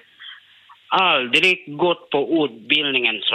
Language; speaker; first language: Swedish; non-native, learner; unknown